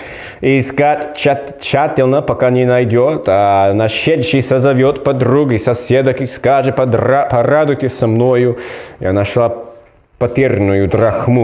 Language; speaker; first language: Russian; non-native, learner; English